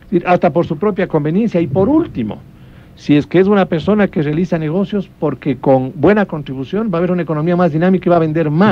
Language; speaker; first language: Spanish; native; Spanish